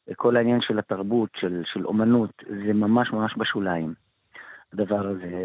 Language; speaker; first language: Hebrew; non-native, local second language; Arabic